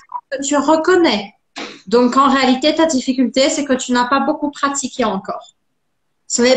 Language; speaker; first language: French; non-native, fluent; Portuguese